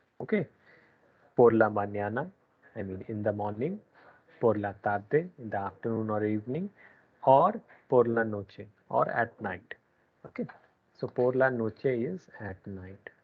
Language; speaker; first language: Spanish; non-native, learner; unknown